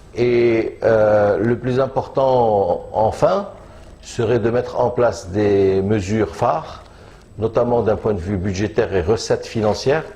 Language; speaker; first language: French; non-native, local second language; Arabic